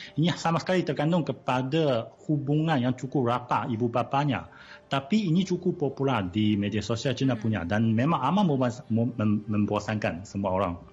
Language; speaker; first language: Malay; non-native, fluent; Chinese